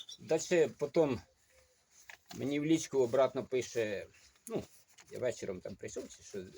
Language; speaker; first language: Ukrainian; non-native, local second language; Russian